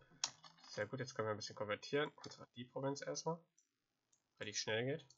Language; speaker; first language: German; native; German